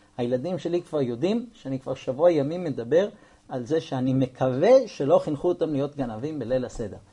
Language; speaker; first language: Hebrew; non-native, fluent; English